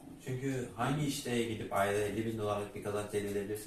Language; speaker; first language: Turkish; native; Turkish